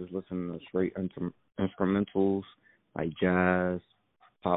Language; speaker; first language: English; native; English